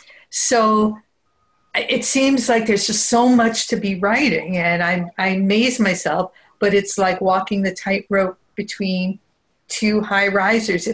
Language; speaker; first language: English; native; English